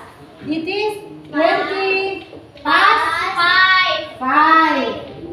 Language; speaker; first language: English; non-native, learner; Indonesian